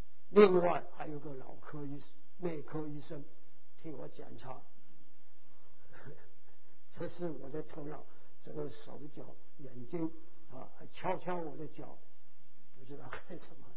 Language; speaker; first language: Chinese; native; Chinese